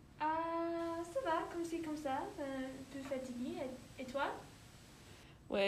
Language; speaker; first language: French; non-native, learner; English